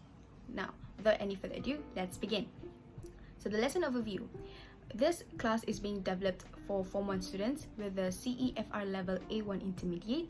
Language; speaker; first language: English; non-native, local second language; Malay